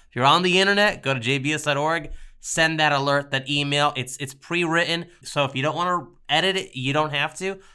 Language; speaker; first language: English; native; English